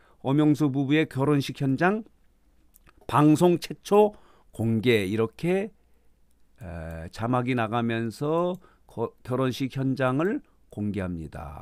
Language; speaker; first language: Korean; native; Korean